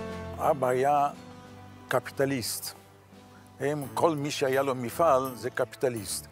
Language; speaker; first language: Hebrew; non-native, fluent; Yiddish